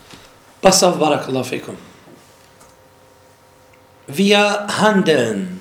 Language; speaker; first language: German; non-native, fluent; Arabic